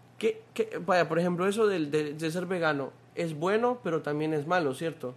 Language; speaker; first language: Spanish; native; Spanish